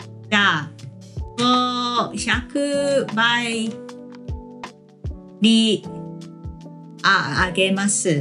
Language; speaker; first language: Japanese; non-native, learner; English